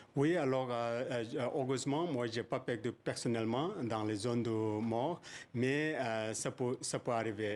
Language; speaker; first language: French; non-native, fluent; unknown